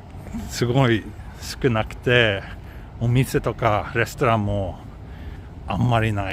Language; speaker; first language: Japanese; non-native, fluent; Swedish